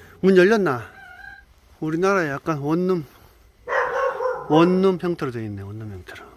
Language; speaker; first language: Korean; native; Korean